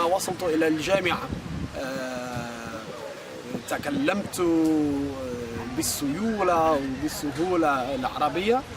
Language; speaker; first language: Arabic; non-native, fluent; Spanish